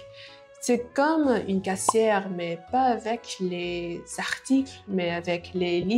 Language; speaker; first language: French; non-native, learner; Vietnamese